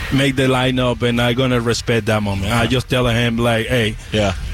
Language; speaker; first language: English; non-native, learner; Spanish